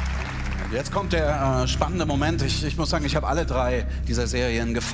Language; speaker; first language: German; native; German